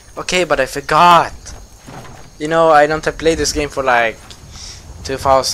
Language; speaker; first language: English; non-native, fluent; Swedish